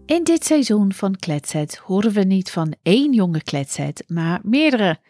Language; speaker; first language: Dutch; non-native, fluent; English